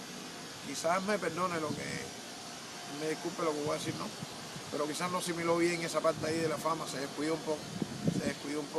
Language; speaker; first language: Spanish; native; Spanish